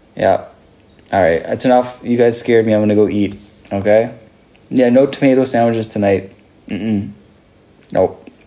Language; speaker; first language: English; native; English